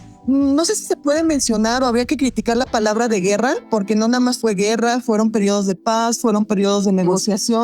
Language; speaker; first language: Spanish; native; Spanish